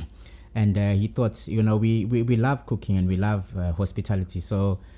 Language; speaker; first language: English; non-native, local second language; Zulu